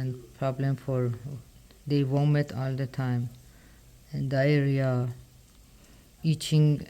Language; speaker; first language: English; non-native, learner; Persian